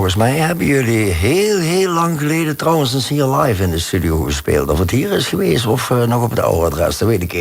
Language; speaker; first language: Dutch; native; Dutch